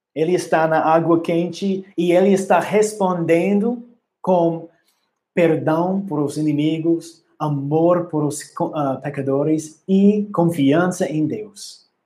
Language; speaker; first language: Portuguese; non-native, learner; English